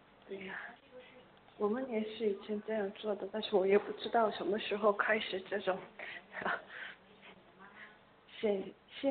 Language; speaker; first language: Chinese; non-native, learner; Korean